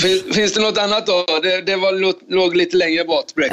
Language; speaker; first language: Swedish; native; Swedish